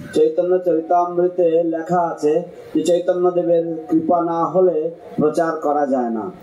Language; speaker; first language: Bangla; non-native, fluent; English